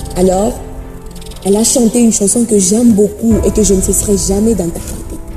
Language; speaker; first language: French; non-native, local second language; Swahili